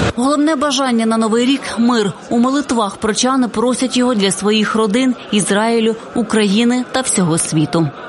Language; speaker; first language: Ukrainian; native; Ukrainian